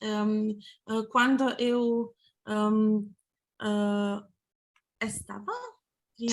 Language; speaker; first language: Portuguese; non-native, learner; Ukrainian